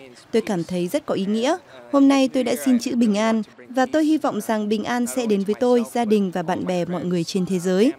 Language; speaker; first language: Vietnamese; non-native, learner; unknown